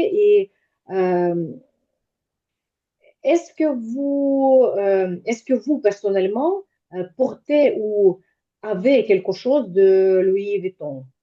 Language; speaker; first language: French; non-native, fluent; Ukrainian